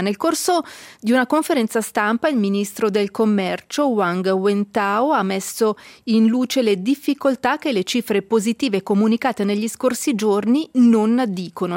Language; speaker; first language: Italian; native; Italian